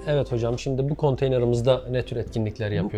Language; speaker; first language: Turkish; native; Turkish